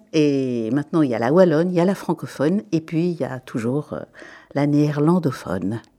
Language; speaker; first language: French; native; French